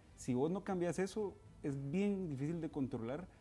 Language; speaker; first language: Spanish; native; Spanish